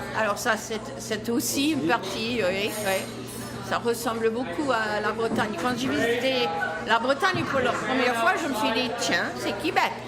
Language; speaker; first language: French; non-native, fluent; English